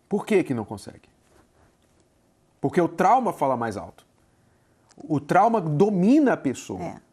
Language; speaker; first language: Portuguese; native; Portuguese